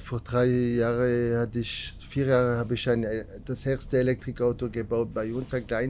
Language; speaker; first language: German; non-native, learner; French